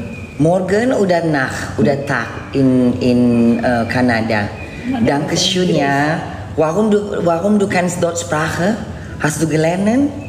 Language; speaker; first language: German; non-native, learner; Indonesian